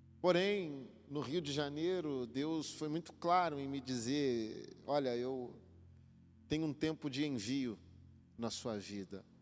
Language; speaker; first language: Portuguese; native; Portuguese